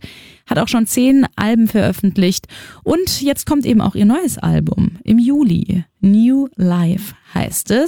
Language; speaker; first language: German; native; German